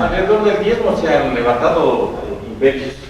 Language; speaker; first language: Spanish; native; Spanish